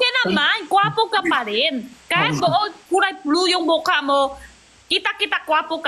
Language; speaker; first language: Filipino; non-native, learner; Chinese